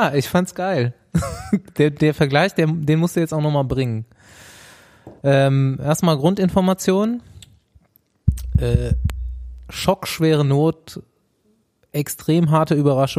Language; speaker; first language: German; native; German